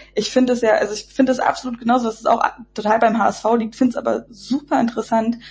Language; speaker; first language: German; native; German